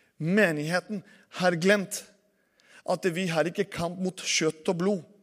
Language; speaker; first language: Norwegian; non-native, fluent; Spanish